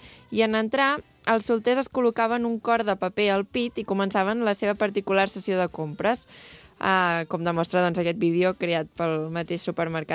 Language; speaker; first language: Catalan; native; Catalan